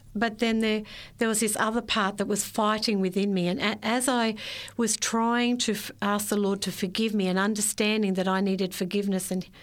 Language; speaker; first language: English; native; English